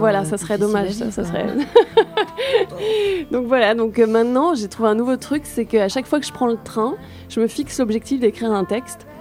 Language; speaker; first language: French; native; French